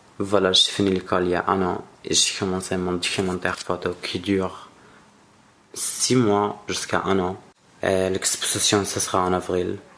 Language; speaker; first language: French; non-native, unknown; Arabic